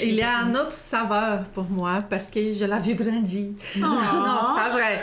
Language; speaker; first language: French; non-native, fluent; Portuguese